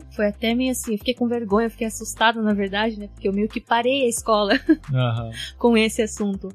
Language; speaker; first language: Portuguese; early bilingual, heritage; Japanese